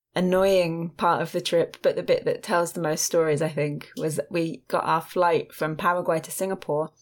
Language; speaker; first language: English; native; English